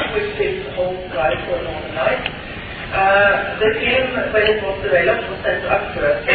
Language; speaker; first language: English; non-native, fluent; Norwegian